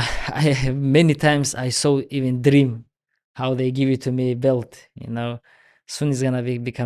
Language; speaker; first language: English; non-native, learner; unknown